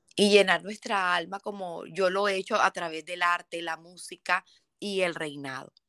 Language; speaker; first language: Spanish; native; Spanish